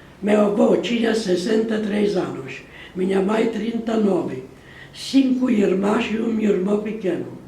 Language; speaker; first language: Portuguese; non-native, fluent; Polish